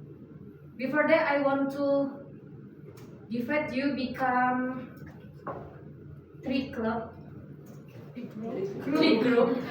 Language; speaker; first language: English; non-native, learner; Indonesian